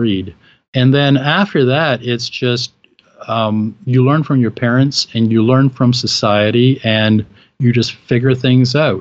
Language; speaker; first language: English; native; English